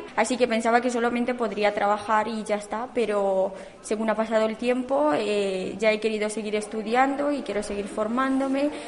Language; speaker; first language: Spanish; non-native, fluent; Romanian